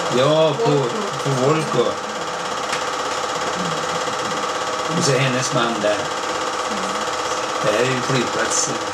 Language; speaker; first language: Swedish; native; Swedish